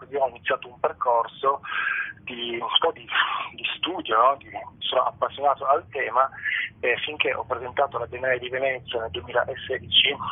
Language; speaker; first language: Italian; native; Italian